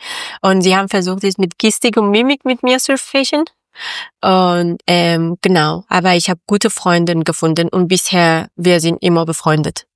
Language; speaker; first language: German; non-native, learner; Persian